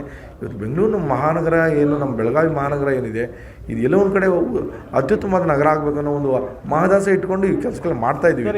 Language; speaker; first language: Kannada; native; Kannada